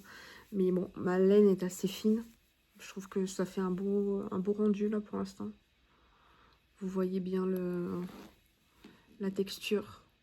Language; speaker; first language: French; native; French